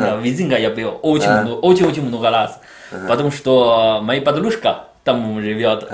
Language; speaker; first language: Russian; non-native, learner; Chinese